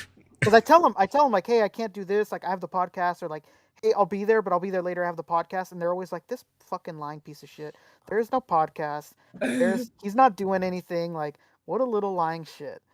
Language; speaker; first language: English; native; English